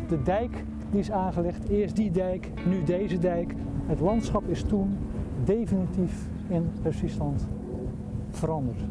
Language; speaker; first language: Dutch; native; Dutch